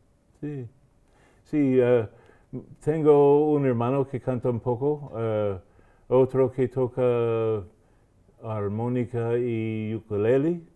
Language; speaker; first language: Spanish; non-native, fluent; English